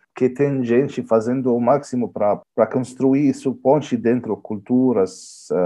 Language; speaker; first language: Portuguese; non-native, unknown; Arabic